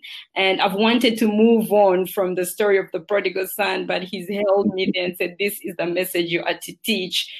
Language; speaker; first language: English; non-native, local second language; Ganda